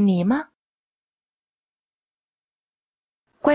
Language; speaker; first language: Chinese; non-native, fluent; Vietnamese